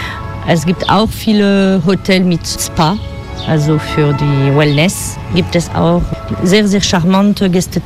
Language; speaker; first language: German; non-native, fluent; French